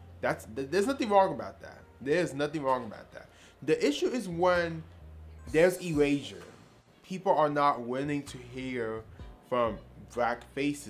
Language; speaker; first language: English; early bilingual, other home language; Spanish